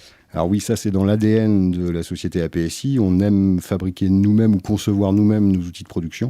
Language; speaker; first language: French; native; French